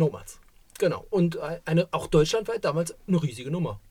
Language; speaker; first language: German; native; German